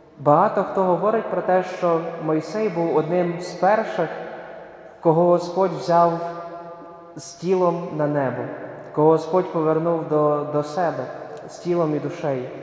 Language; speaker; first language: Ukrainian; native; Ukrainian